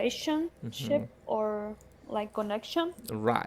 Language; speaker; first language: English; non-native, learner; Spanish